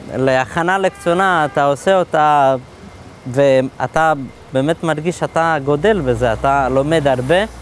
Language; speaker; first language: Hebrew; non-native, fluent; Portuguese